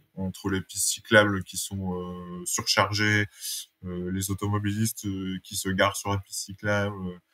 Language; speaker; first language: French; native; French